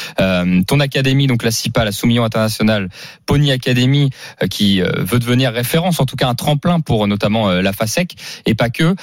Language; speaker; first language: French; native; French